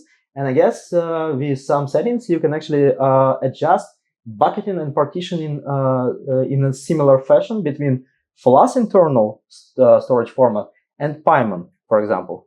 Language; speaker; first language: English; non-native, fluent; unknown